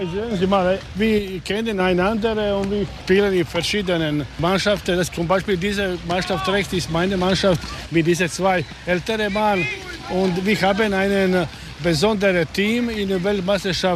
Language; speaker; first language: German; non-native, learner; Croatian